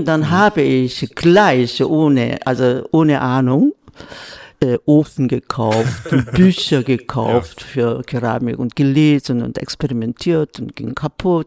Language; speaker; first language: German; non-native, fluent; Korean